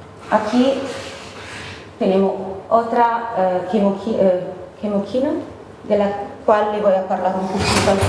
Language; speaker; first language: Spanish; non-native, fluent; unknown